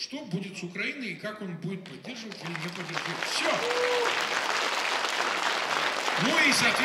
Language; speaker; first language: Russian; native; Russian